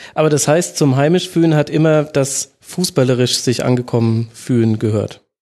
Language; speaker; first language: German; native; German